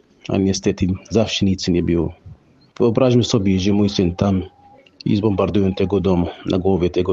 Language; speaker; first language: Polish; non-native, fluent; Arabic